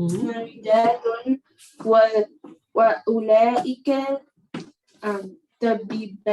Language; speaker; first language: Arabic; non-native, learner; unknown